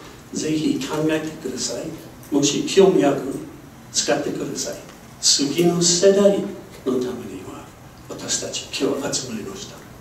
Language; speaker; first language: Japanese; non-native, learner; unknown